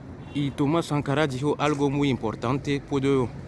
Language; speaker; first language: Spanish; non-native, fluent; French